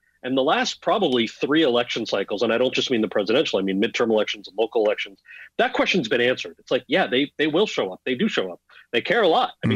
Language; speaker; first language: English; native; English